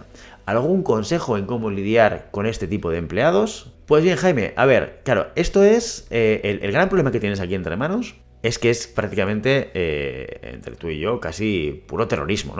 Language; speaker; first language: Spanish; native; Spanish